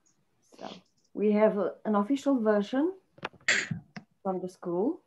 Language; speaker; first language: English; non-native, fluent; Portuguese